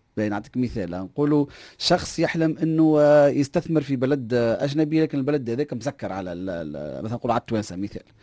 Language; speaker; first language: Arabic; native; Arabic